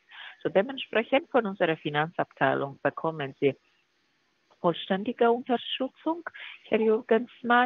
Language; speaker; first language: German; non-native, learner; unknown